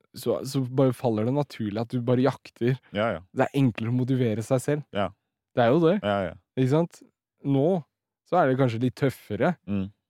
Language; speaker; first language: Norwegian; early bilingual, other home language; Riffian